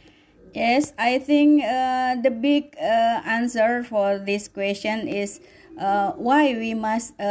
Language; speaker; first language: English; non-native, learner; Indonesian